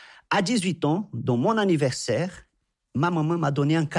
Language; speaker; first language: French; non-native, fluent; Portuguese